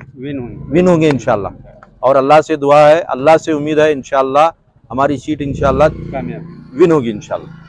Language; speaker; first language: Hindi; native; Hindi